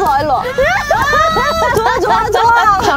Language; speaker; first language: Korean; native; Korean